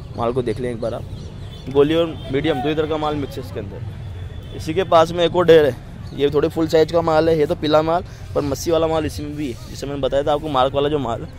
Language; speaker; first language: Hindi; native; Hindi